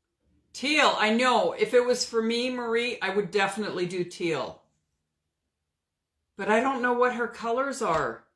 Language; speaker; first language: English; native; English